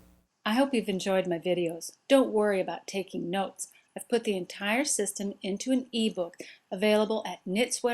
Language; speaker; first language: English; native; English